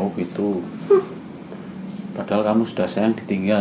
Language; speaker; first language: Indonesian; native; Indonesian